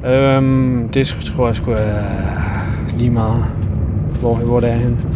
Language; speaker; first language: Danish; early bilingual, other home language; Albanian